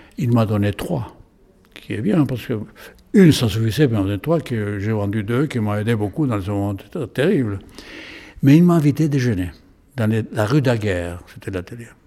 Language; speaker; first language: French; non-native, fluent; Spanish